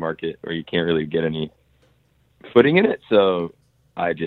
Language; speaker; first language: English; native; English